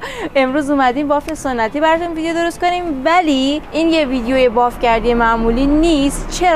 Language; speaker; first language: Persian; native; Persian